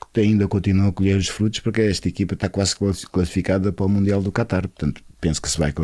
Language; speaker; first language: Portuguese; non-native, local second language; Kabuverdianu